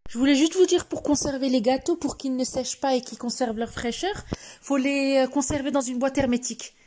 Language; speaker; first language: French; non-native, local second language; Arabic